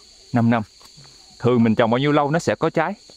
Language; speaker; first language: Vietnamese; native; Vietnamese